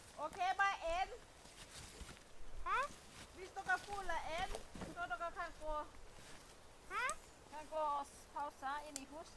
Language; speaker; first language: Norwegian; non-native, learner; Thai